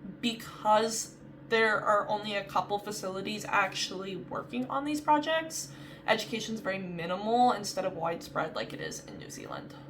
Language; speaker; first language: English; native; English